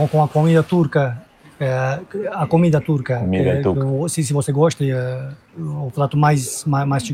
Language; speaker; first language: Portuguese; non-native, fluent; Turkish